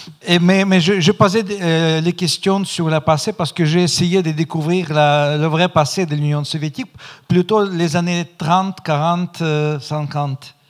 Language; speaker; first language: French; non-native, fluent; Russian